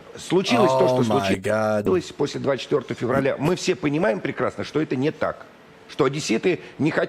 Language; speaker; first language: Russian; native; Russian